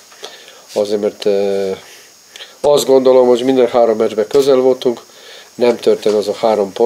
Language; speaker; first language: Hungarian; non-native, fluent; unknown